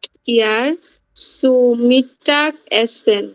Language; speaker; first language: German; non-native, learner; Bangla